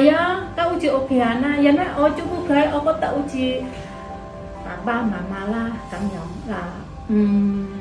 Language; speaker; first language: Cantonese; non-native, fluent; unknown